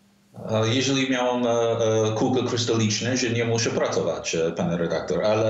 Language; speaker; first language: Polish; non-native, fluent; English